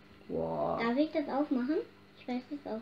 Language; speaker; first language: German; native; German